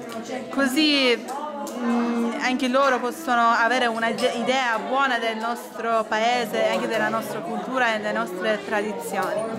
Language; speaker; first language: Italian; early bilingual, other home language; Persian